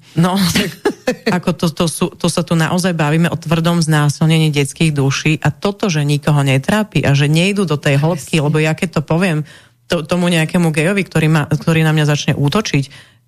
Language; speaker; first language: Slovak; native; Slovak